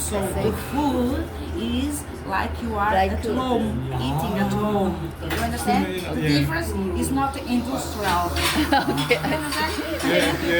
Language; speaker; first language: English; non-native, learner; Portuguese